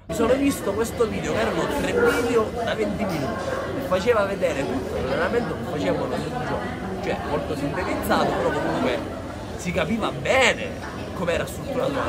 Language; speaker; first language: Italian; non-native, local second language; Sicilian